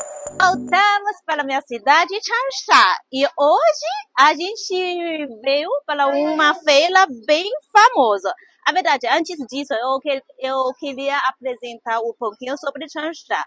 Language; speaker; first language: Portuguese; non-native, fluent; Chinese